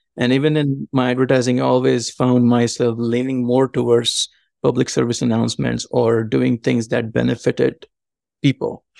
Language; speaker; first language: English; non-native, local second language; Marathi